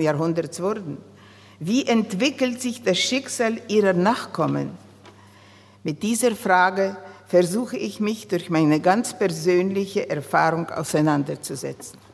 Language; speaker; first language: German; non-native, fluent; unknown